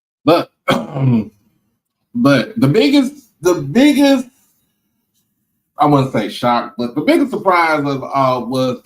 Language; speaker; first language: English; native; English